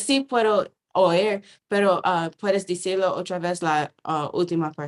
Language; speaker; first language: Spanish; non-native, fluent; English